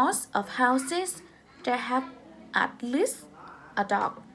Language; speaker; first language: English; non-native, learner; Vietnamese